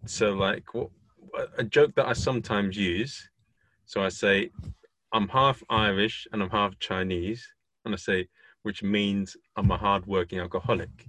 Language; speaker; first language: English; native; English